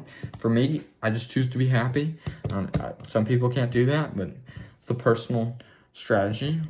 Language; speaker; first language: English; native; English